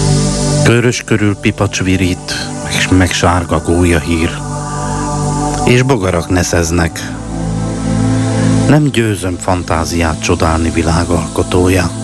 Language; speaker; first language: Hungarian; native; Hungarian